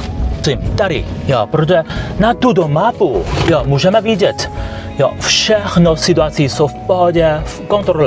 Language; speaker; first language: Czech; non-native, learner; Chinese